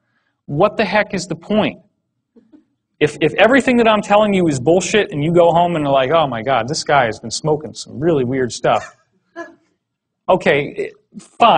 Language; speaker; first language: English; native; English